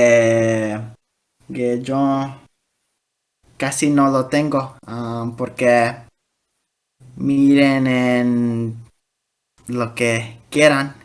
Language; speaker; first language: Spanish; early bilingual, heritage; Spanish